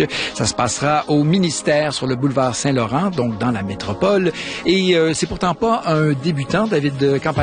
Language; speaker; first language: French; native; French